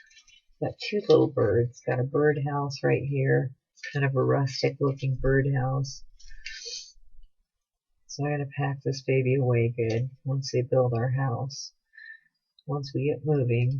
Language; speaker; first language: English; native; English